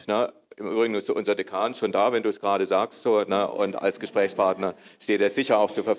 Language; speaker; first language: German; native; German